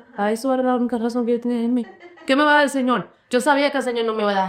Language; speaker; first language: Spanish; early bilingual, heritage; Spanish